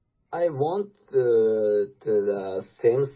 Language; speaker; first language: English; non-native, learner; Japanese